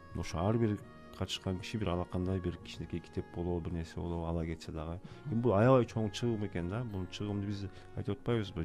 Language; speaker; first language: Kyrgyz; native; Kyrgyz